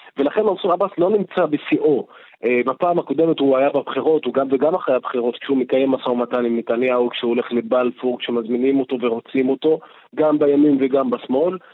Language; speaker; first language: Hebrew; non-native, local second language; Arabic